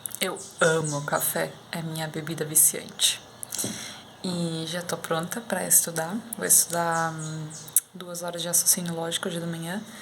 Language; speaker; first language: Portuguese; native; Portuguese